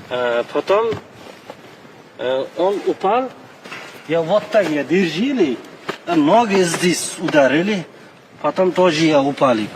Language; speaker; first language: Russian; non-native, learner; Tajik